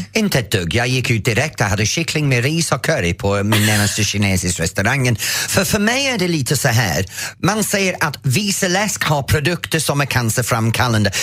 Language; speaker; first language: Swedish; non-native, fluent; English